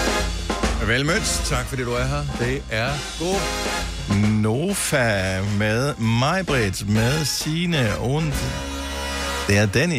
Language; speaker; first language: Danish; native; Danish